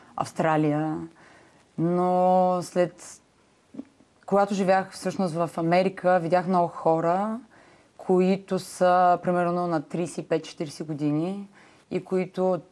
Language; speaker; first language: Bulgarian; native; Bulgarian